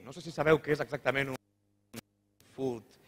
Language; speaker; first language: Catalan; native; Catalan